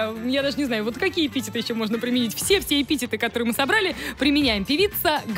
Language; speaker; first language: Russian; native; Russian